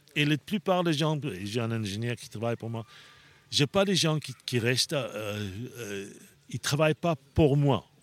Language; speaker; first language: French; non-native, fluent; Afrikaans